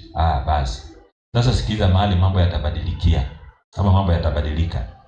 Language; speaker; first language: Swahili; non-native, local second language; Kamba